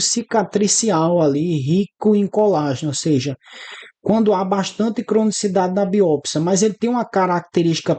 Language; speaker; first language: Portuguese; native; Portuguese